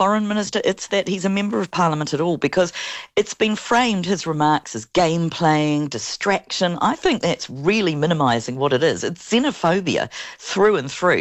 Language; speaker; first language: English; native; English